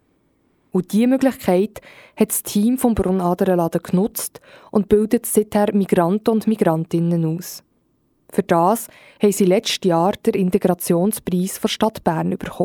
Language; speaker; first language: German; native; German